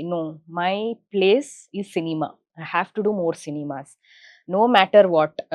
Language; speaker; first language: Tamil; non-native, local second language; Kannada